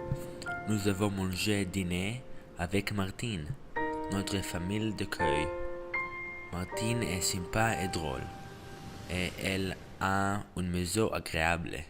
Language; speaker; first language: French; non-native, learner; English